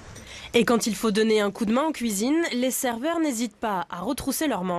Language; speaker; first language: French; native; French